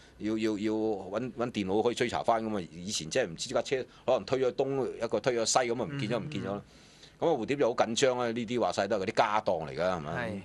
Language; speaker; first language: Cantonese; early bilingual, other home language; Wu Chinese